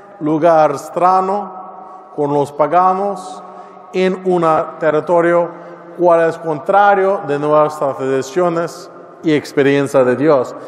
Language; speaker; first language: Spanish; non-native, learner; English